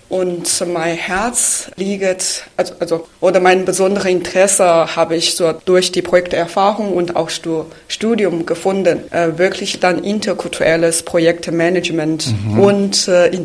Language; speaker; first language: German; non-native, fluent; Chinese